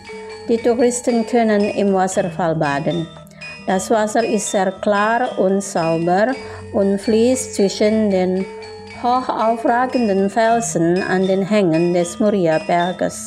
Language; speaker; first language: German; non-native, fluent; Indonesian